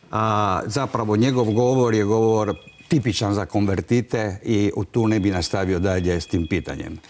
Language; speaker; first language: Croatian; non-native, local second language; Italian